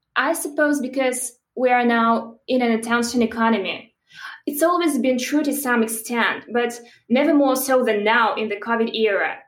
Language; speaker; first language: English; non-native, fluent; Russian